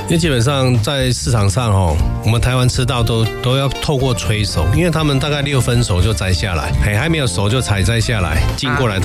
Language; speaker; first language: Chinese; native; Chinese